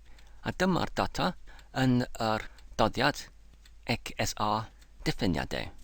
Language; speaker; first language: Welsh; non-native, learner; English